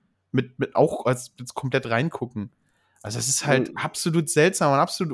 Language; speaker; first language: German; native; German